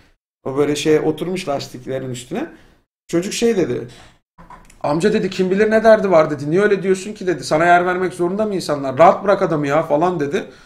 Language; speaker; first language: Turkish; native; Turkish